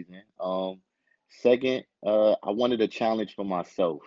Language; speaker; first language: English; native; English